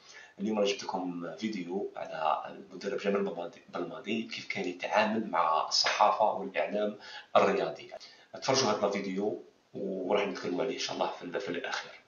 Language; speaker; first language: Arabic; native; Arabic